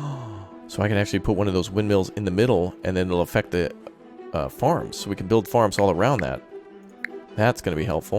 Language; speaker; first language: English; native; English